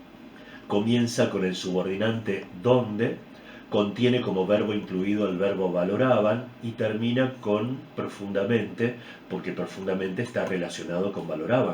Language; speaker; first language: Spanish; native; Spanish